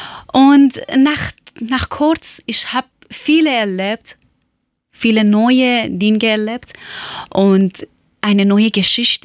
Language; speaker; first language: German; non-native, learner; Persian